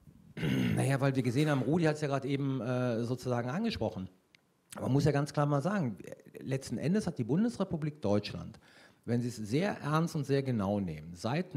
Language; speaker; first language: German; native; German